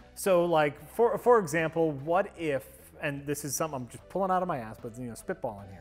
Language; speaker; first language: English; native; English